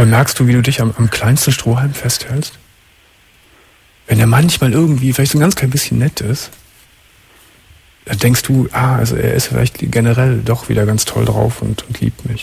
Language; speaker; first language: German; native; German